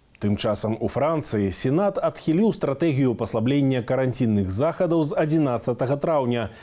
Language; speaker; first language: Belarusian; native; Belarusian